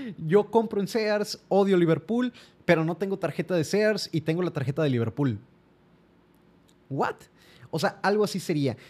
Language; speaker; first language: Spanish; native; Spanish